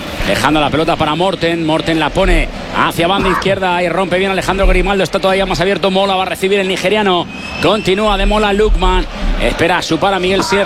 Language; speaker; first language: Spanish; native; Spanish